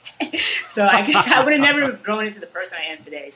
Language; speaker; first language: English; native; English